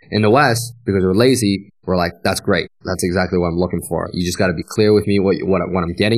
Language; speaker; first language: English; native; English